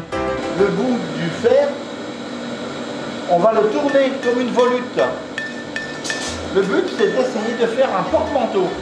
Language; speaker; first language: French; native; French